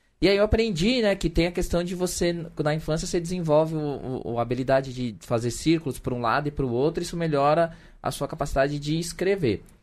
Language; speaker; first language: Portuguese; native; Portuguese